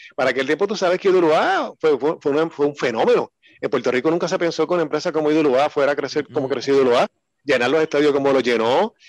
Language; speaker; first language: Spanish; native; Spanish